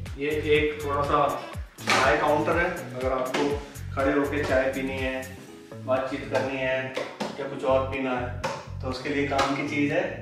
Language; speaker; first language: Hindi; native; Hindi